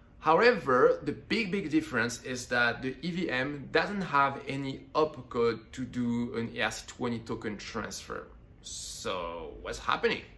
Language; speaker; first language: English; non-native, fluent; French